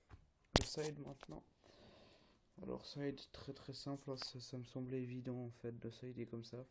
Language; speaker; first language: French; native; French